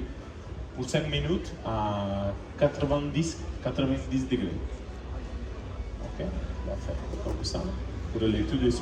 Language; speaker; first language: French; non-native, learner; Italian